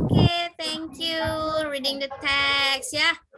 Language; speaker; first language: English; non-native, fluent; Indonesian